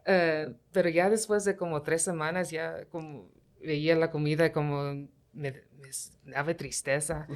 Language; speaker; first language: Spanish; early bilingual, heritage; Spanish